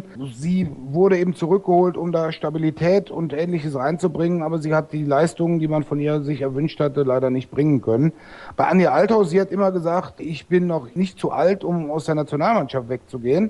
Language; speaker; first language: German; native; German